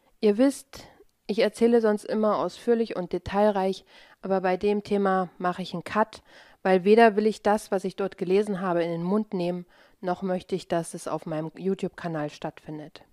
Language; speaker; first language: German; native; German